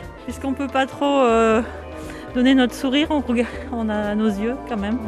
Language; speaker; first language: French; native; French